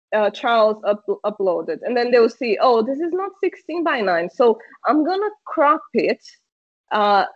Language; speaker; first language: English; non-native, fluent; Portuguese